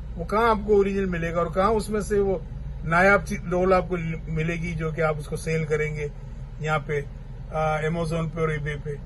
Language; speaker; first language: Urdu; native; Urdu